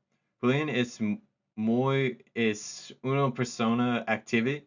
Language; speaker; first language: Spanish; non-native, learner; English